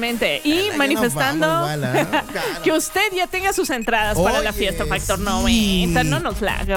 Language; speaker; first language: Spanish; native; Spanish